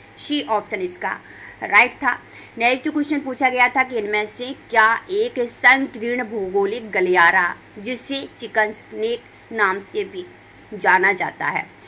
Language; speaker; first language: Hindi; native; Hindi